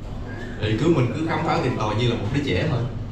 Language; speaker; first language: Vietnamese; native; Vietnamese